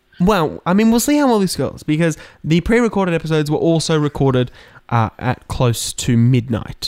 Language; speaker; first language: English; native; English